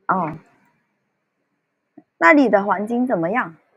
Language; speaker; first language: Chinese; early bilingual, heritage; Cantonese